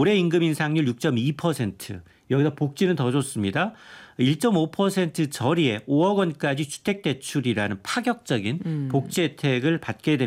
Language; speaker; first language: Korean; native; Korean